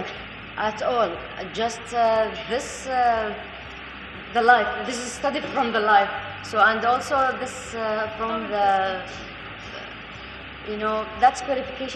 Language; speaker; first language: English; non-native, learner; Arabic